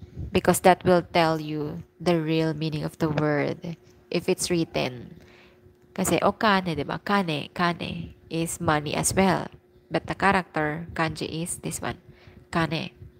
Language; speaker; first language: English; non-native, local second language; Filipino